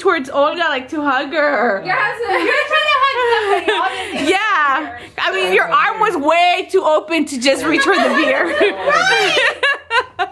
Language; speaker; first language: English; native; English